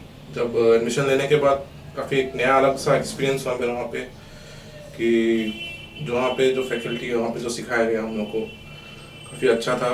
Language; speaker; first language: Hindi; non-native, local second language; Assamese